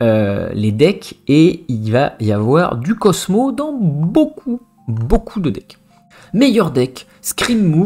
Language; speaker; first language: French; native; French